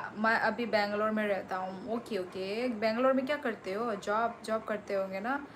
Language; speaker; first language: Hindi; non-native, local second language; Kok Borok